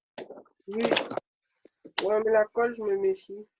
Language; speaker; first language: French; native; French